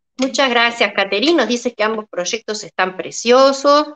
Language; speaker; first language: Spanish; native; Spanish